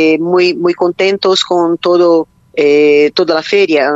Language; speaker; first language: Spanish; non-native, learner; Portuguese